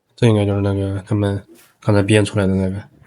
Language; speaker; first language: Chinese; native; Chinese